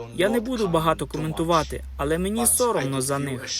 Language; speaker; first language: Ukrainian; non-native, fluent; Chinese